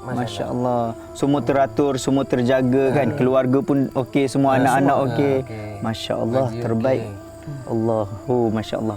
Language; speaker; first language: Malay; native; Malay